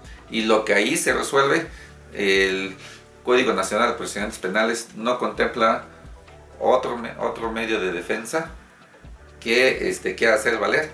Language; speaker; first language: Spanish; native; Spanish